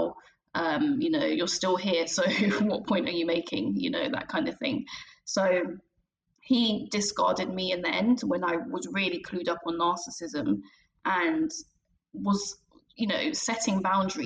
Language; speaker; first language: English; native; English